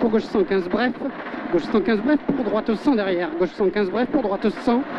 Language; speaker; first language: French; native; French